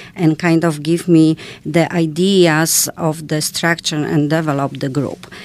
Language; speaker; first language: English; non-native, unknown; Polish